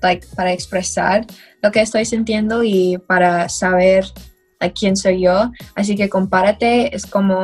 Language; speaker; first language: Spanish; non-native, learner; English